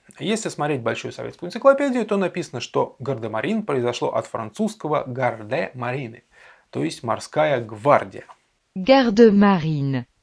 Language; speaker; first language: Russian; native; Russian